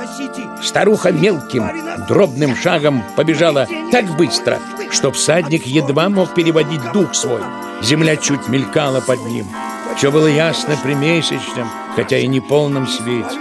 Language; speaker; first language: Russian; native; Russian